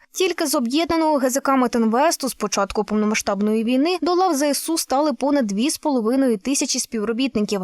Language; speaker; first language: Ukrainian; native; Ukrainian